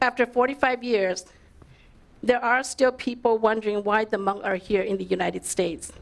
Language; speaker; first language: English; early bilingual, other home language; Lao